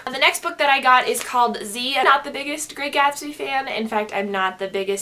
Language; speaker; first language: English; native; English